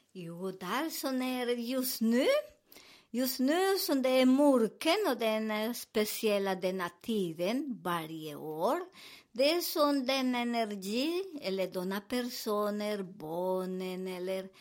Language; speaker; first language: Swedish; non-native, learner; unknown